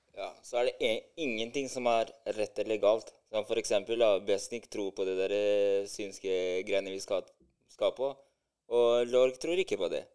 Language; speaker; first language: Norwegian; early bilingual, other home language; Albanian